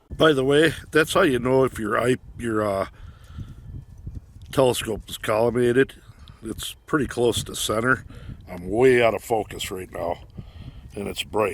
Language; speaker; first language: English; native; English